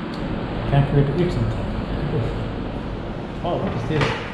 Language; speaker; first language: English; non-native, local second language; Urdu